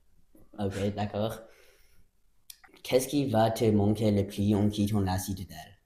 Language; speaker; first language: French; non-native, local second language; English